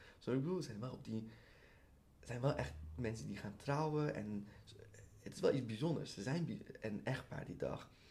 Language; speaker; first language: Dutch; early bilingual, other home language; Persian